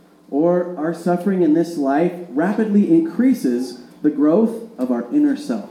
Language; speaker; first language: English; native; English